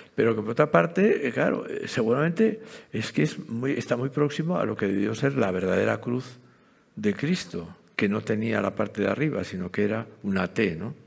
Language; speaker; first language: Spanish; native; Spanish